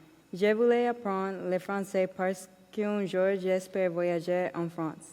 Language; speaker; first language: French; non-native, learner; Spanish